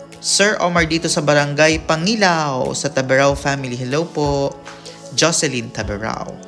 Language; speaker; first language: Filipino; non-native, local second language; Bikol